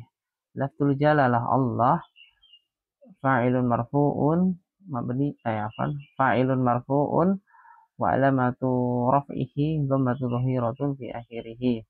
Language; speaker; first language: Arabic; non-native, fluent; Indonesian